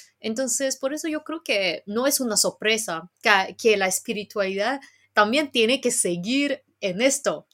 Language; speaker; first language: Spanish; non-native, fluent; Cantonese